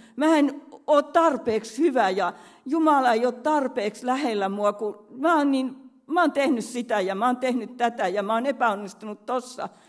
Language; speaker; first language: Finnish; native; Finnish